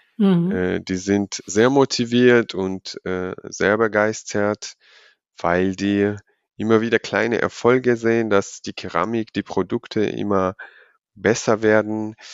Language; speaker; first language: German; non-native, fluent; Georgian